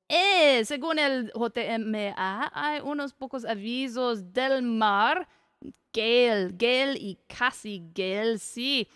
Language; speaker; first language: Spanish; non-native, learner; English